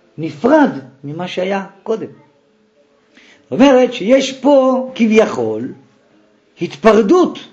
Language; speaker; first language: Hebrew; native; Hebrew